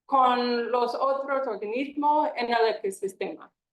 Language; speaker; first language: Spanish; non-native, fluent; English